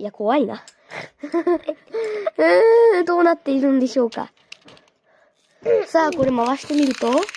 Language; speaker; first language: Japanese; native; Japanese